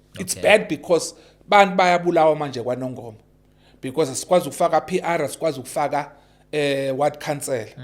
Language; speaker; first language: Zulu; non-native, local second language; English